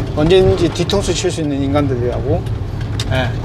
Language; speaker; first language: Korean; native; Korean